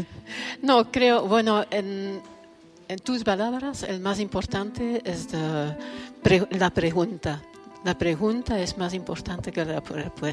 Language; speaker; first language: Spanish; non-native, fluent; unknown